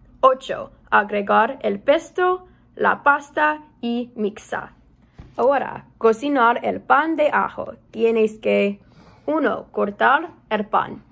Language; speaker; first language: Spanish; non-native, learner; English